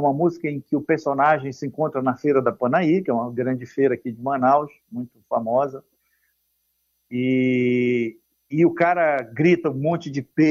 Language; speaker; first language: Portuguese; native; Portuguese